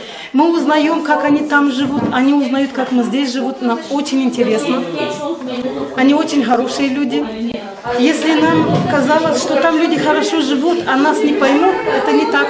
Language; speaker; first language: Russian; non-native, local second language; Gagauz